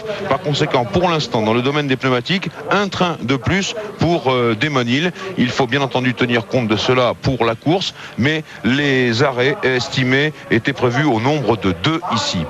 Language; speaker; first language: French; native; French